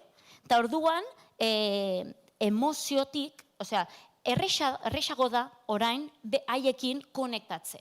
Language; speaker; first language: Basque; non-native, local second language; Catalan